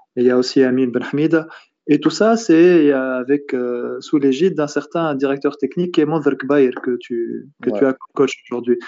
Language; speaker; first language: French; native; French